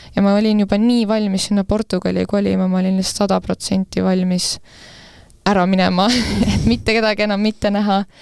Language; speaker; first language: Estonian; non-native, local second language; Russian